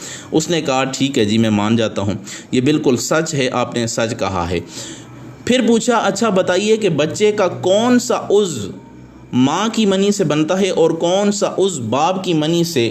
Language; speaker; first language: Urdu; native; Urdu